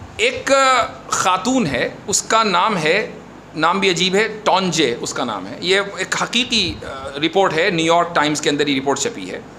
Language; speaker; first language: Urdu; native; Urdu